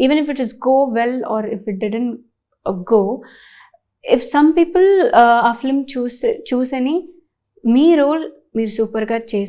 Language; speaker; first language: Telugu; non-native, learner; Tamil